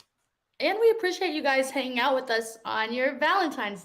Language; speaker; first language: English; native; English